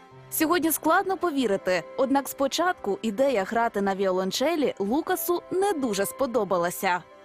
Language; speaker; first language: Ukrainian; native; Ukrainian